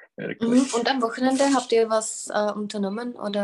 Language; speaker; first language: German; non-native, fluent; Czech